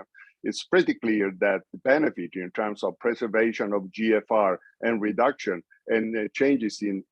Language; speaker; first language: English; non-native, fluent; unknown